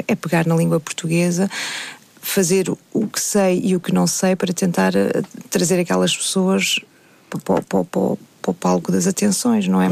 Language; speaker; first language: Portuguese; native; Portuguese